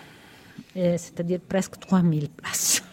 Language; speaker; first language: French; non-native, fluent; Italian